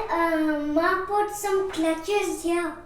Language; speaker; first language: English; early bilingual, other home language; Hindi